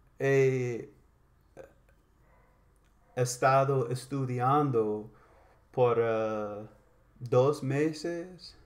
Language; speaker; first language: Spanish; non-native, learner; English